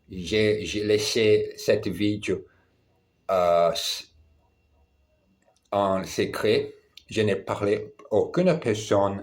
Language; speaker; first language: French; non-native, learner; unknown